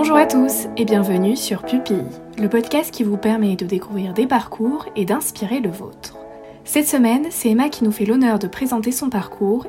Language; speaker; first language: French; native; French